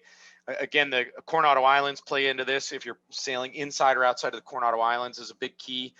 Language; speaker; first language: English; native; English